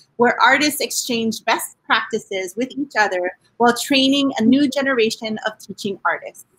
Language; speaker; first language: English; native; English